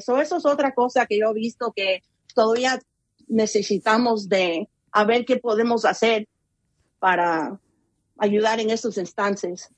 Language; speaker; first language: Spanish; early bilingual, heritage; Spanish